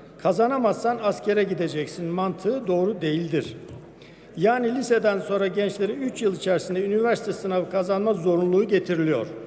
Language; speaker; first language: Turkish; non-native, local second language; Kurdish